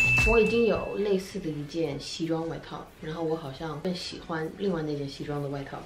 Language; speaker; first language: Chinese; early bilingual, heritage; Chinese